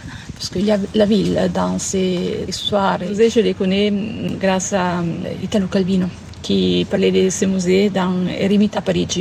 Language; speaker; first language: French; non-native, learner; Italian